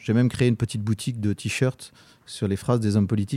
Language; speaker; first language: French; native; French